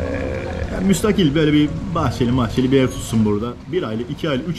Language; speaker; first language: Turkish; native; Turkish